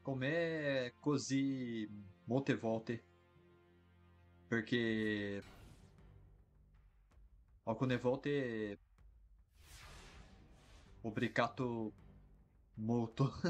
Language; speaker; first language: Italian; non-native, learner; Portuguese